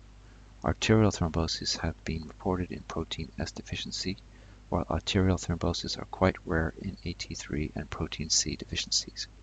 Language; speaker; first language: English; native; English